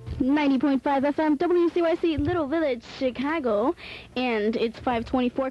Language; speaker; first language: English; native; English